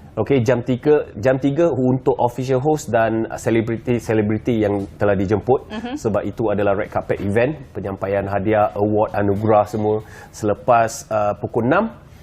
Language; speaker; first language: Malay; native; Malay